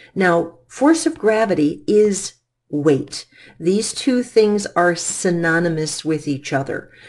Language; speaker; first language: English; native; English